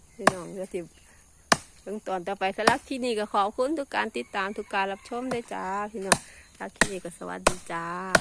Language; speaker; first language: Thai; native; Thai